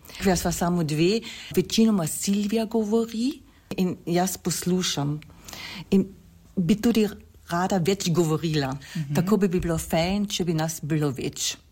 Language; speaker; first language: Slovenian; non-native, local second language; German